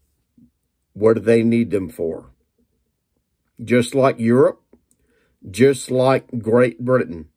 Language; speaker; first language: English; native; English